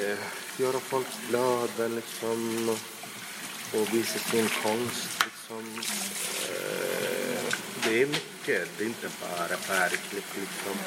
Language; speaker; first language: Swedish; non-native, local second language; Arabic